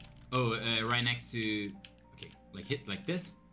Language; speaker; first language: English; non-native, fluent; Portuguese